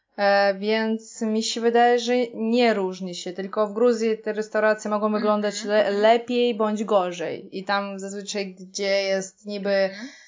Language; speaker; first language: Polish; non-native, fluent; Russian